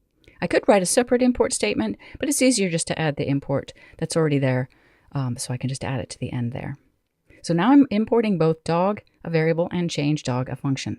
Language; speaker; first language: English; native; English